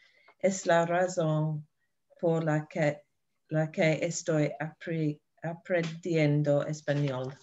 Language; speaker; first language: Spanish; non-native, learner; English